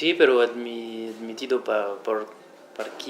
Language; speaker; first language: Spanish; non-native, fluent; French